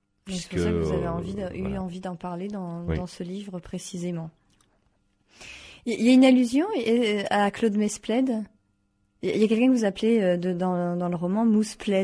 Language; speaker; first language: French; native; French